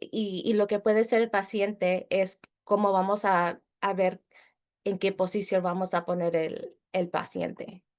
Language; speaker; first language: Spanish; early bilingual, heritage; Spanish